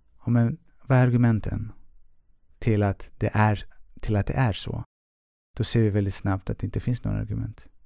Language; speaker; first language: Swedish; early bilingual, other home language; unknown